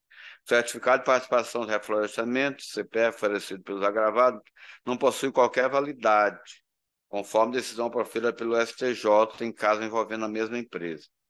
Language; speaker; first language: Portuguese; native; Portuguese